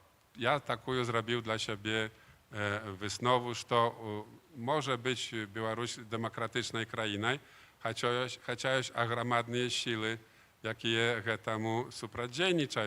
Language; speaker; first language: Polish; non-native, learner; Belarusian